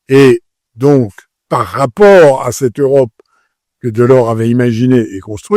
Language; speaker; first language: French; native; French